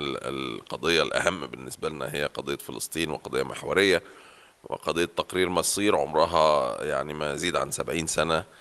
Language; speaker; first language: Arabic; native; Arabic